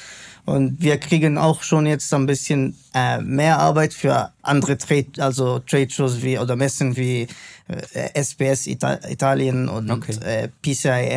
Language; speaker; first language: German; non-native, fluent; Arabic